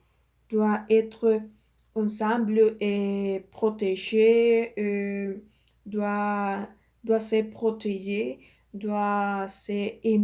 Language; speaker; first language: French; non-native, learner; Spanish